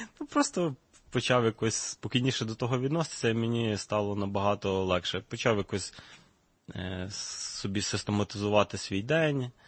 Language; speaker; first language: Ukrainian; native; Ukrainian